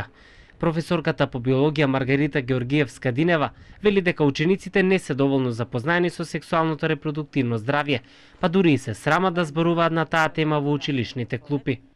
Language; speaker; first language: Macedonian; native; Macedonian